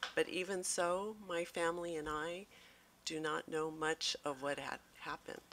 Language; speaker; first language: English; native; English